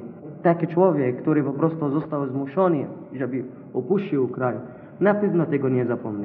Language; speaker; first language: Polish; non-native, learner; Arabic